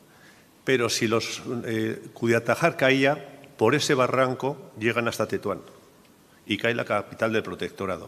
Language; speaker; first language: Spanish; native; Spanish